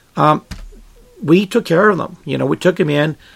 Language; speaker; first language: English; native; English